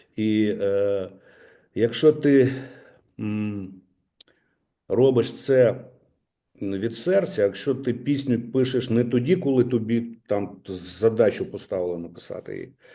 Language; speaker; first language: Ukrainian; native; Ukrainian